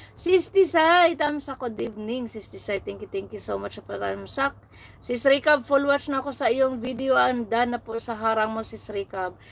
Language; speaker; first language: Filipino; non-native, local second language; Cebuano